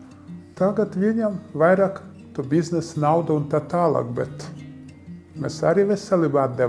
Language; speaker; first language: Latvian; non-native, local second language; Russian